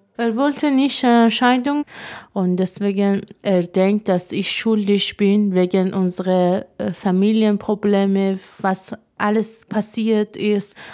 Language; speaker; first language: German; non-native, learner; Persian